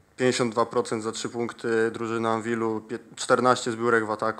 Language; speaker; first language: Polish; native; Polish